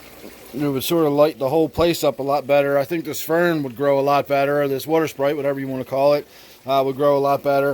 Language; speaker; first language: English; native; English